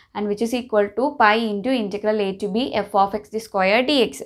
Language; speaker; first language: English; non-native, local second language; Malayalam